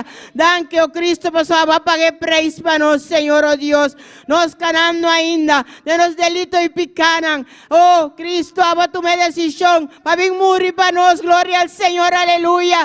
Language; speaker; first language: Spanish; non-native, learner; Papiamento